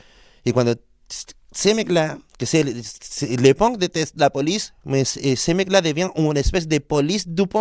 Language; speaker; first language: French; non-native, fluent; Spanish